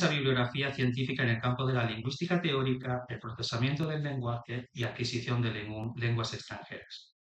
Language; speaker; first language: Spanish; native; Spanish